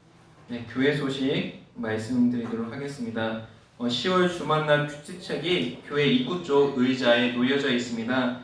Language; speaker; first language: Korean; native; Korean